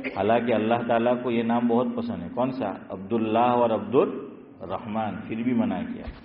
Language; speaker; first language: Urdu; non-native, local second language; Gujarati